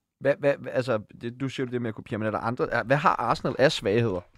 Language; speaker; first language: Danish; native; Danish